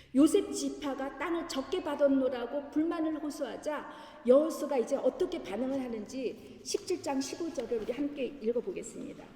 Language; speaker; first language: Korean; native; Korean